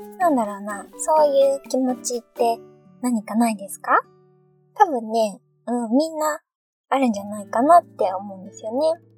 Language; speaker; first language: Japanese; native; Japanese